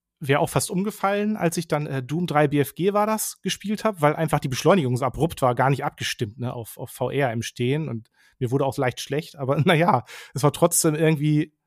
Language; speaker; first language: German; native; German